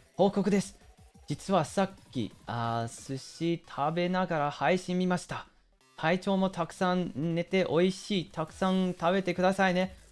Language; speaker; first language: Japanese; early bilingual, other home language; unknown